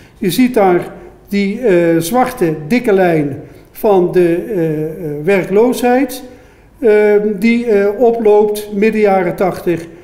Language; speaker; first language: Dutch; native; Dutch